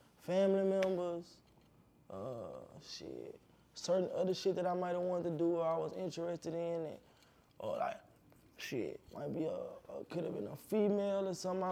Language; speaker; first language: English; native; English